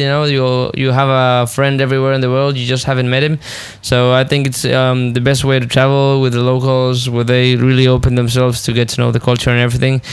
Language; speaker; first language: English; non-native, fluent; Spanish